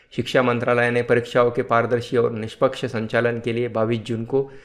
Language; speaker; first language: Hindi; non-native, local second language; Marathi